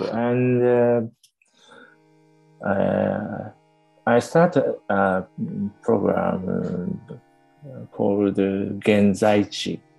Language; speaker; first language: English; non-native, learner; Japanese